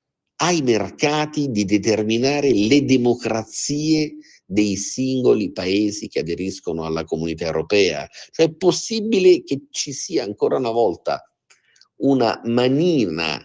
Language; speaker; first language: Italian; native; Italian